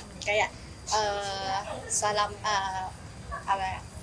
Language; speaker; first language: Indonesian; non-native, learner; Thai